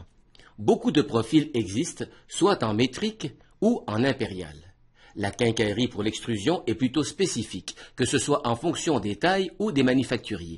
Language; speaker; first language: French; native; French